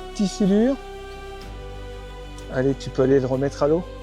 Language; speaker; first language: French; native; French